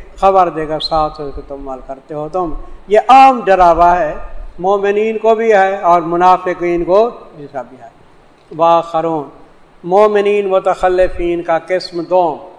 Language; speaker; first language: Urdu; non-native, local second language; Saraiki